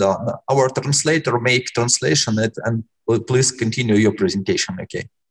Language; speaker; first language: English; non-native, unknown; Russian